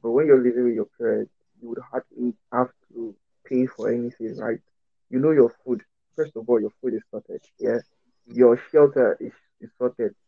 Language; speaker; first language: English; non-native, local second language; Yoruba